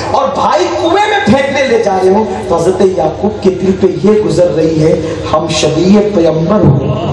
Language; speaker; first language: Urdu; native; Urdu